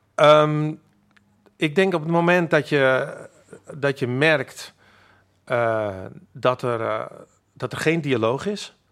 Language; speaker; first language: Dutch; non-native, local second language; Western Frisian